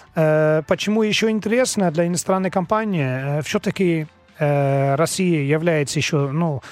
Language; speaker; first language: Russian; non-native, fluent; Dutch